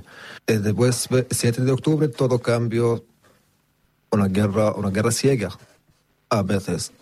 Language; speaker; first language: Spanish; non-native, learner; Arabic